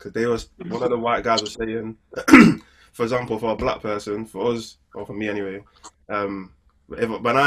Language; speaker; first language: English; native; English